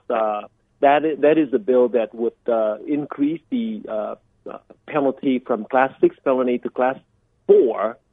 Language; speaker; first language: English; early bilingual, other home language; Vietnamese